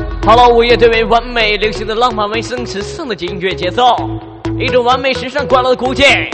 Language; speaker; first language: Chinese; native; Chinese